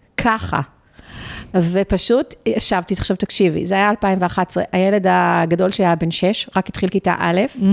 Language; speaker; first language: Hebrew; early bilingual, other home language; Spanish